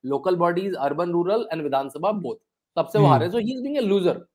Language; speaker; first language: Hindi; native; Hindi